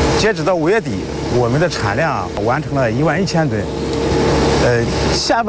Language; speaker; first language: Chinese; native; Chinese